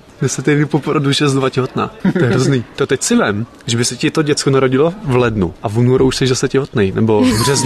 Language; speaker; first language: Czech; native; Czech